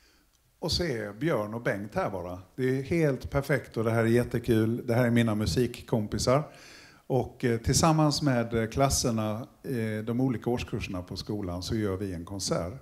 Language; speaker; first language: Swedish; native; Swedish